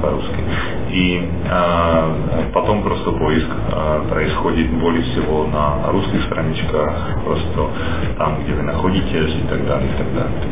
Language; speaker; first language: Russian; non-native, fluent; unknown